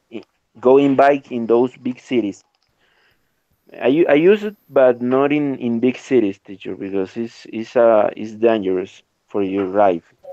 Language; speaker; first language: English; non-native, learner; Spanish